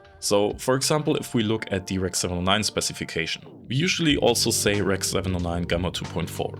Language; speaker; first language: English; non-native, fluent; German